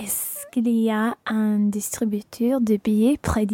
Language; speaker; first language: French; non-native, learner; English